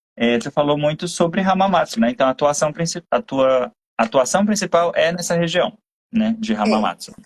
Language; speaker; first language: Portuguese; native; Portuguese